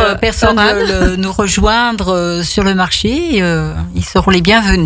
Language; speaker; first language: French; native; French